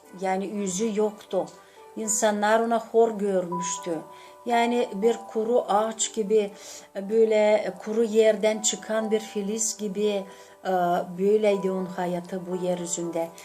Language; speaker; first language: Turkish; non-native, learner; Gagauz